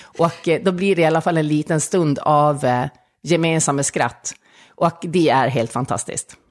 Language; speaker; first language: Swedish; native; Swedish